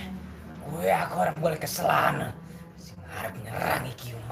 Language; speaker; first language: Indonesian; non-native, local second language; Javanese